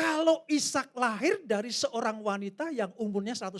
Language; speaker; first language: Indonesian; native; Indonesian